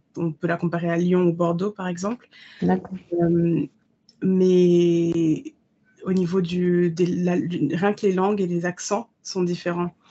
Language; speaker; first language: French; native; French